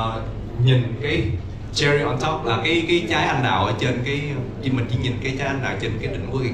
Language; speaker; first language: Vietnamese; native; Vietnamese